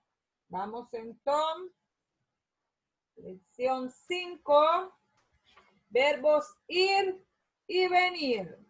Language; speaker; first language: Spanish; non-native, learner; Portuguese